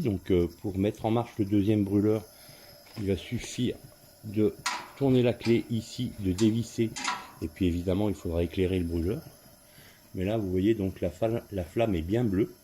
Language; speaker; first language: French; native; French